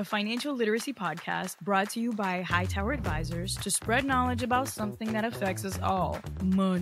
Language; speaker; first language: English; early bilingual, other home language; Portuguese